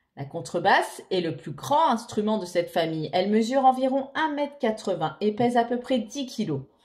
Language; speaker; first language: French; native; French